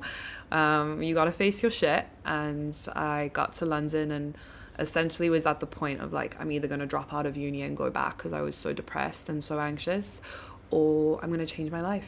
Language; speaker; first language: English; native; English